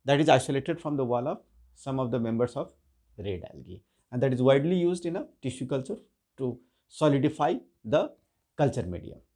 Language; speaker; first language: English; non-native, local second language; Nepali